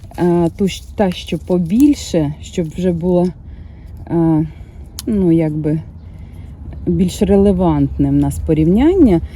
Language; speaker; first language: Ukrainian; native; Ukrainian